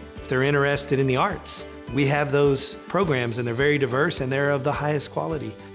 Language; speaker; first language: English; native; English